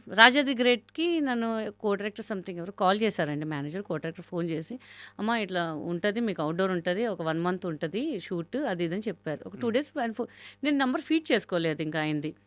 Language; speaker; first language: Telugu; non-native, local second language; Hindi